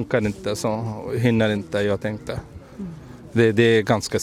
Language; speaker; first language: Swedish; non-native, learner; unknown